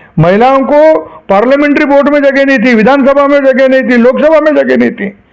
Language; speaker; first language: Hindi; non-native, local second language; Marathi